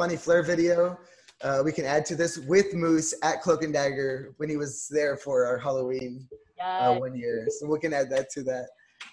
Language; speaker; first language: English; native; English